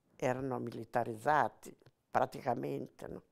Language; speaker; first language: Italian; native; Italian